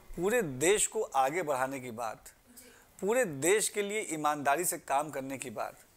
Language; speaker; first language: Hindi; native; Hindi